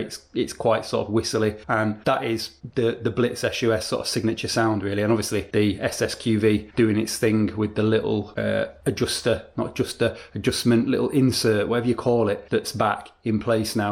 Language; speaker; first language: English; native; English